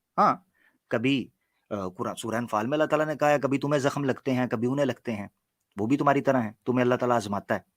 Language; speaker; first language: Urdu; native; Urdu